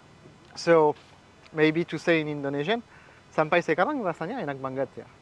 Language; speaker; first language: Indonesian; non-native, fluent; French